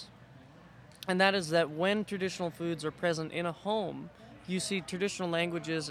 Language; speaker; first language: English; native; English